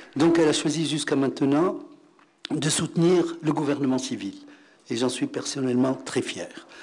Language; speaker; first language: French; non-native, local second language; Arabic